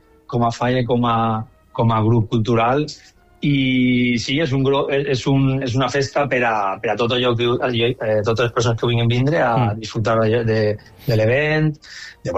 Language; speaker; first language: Catalan; native; Catalan